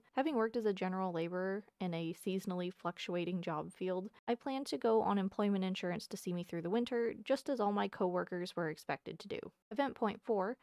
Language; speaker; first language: English; native; English